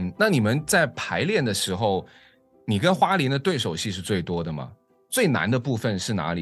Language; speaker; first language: Chinese; native; Chinese